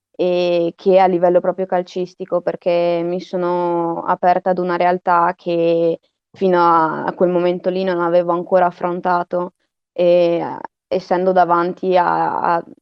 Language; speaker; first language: Italian; native; Italian